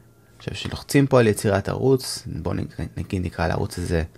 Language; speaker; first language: Hebrew; native; Hebrew